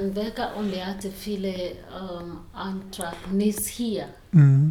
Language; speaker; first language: German; non-native, learner; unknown